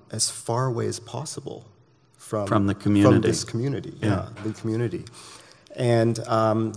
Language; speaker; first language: English; native; English